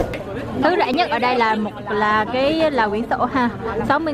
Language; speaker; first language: Vietnamese; non-native, fluent; Korean